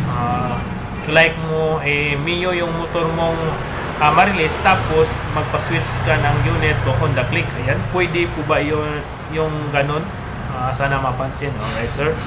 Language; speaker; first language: Filipino; native; Filipino